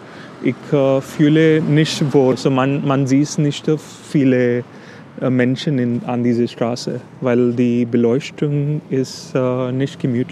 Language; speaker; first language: German; non-native, fluent; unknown